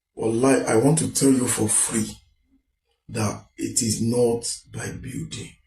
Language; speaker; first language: English; non-native, local second language; Yoruba